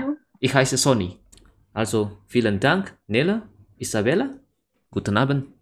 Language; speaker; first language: German; non-native, learner; Indonesian